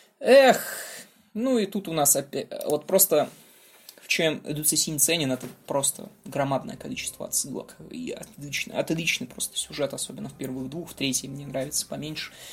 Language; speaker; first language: Russian; native; Russian